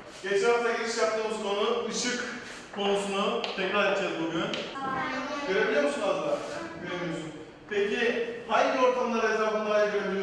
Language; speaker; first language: Turkish; native; Turkish